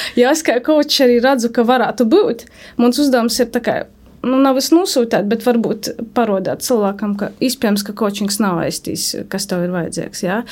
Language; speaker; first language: Latvian; native; Latvian